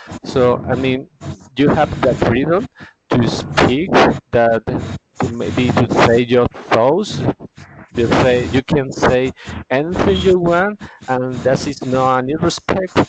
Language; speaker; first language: English; non-native, learner; Spanish